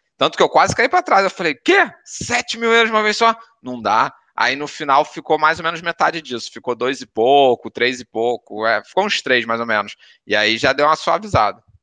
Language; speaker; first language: Portuguese; native; Portuguese